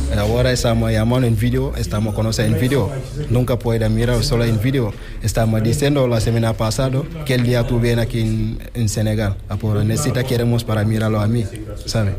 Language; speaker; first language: Spanish; non-native, learner; Wolof